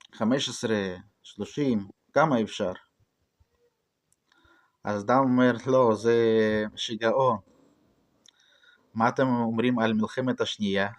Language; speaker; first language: Hebrew; non-native, fluent; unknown